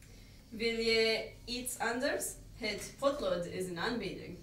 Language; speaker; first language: Dutch; non-native, learner; English